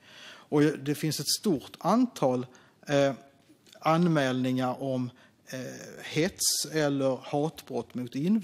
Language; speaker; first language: Swedish; native; Swedish